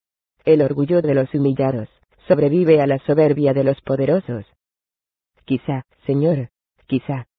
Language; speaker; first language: Spanish; native; Spanish